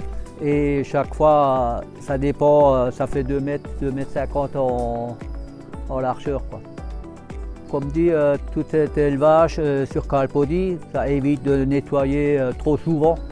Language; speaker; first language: French; native; French